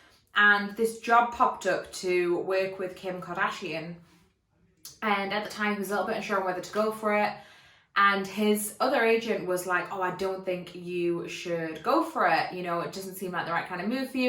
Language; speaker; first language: English; native; English